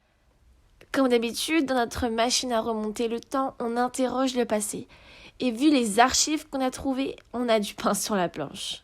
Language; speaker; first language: French; native; French